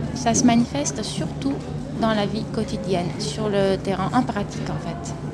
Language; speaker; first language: French; non-native, fluent; Romanian